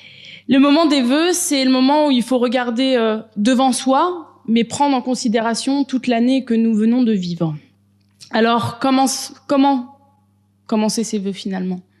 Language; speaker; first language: French; native; French